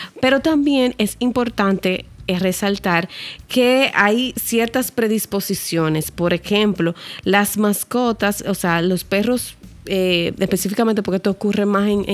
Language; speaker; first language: Spanish; native; Spanish